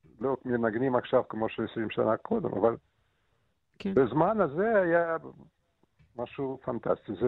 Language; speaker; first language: Hebrew; non-native, fluent; Russian